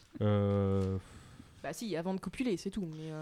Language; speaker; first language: French; native; French